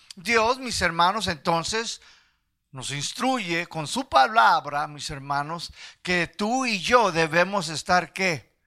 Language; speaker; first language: Spanish; early bilingual, heritage; Spanish